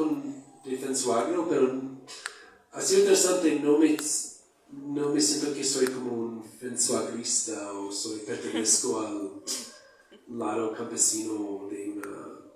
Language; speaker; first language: Spanish; non-native, fluent; English